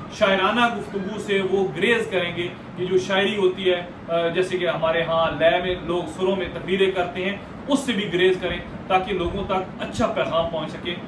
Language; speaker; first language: Urdu; non-native, local second language; Punjabi